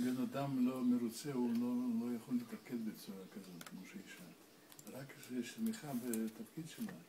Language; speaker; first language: Hebrew; non-native, learner; Russian